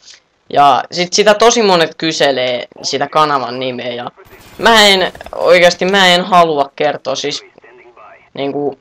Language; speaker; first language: Finnish; native; Finnish